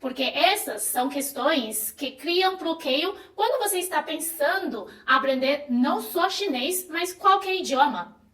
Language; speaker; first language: Portuguese; non-native, fluent; Chinese